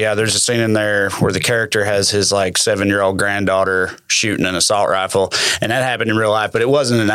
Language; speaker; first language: English; native; English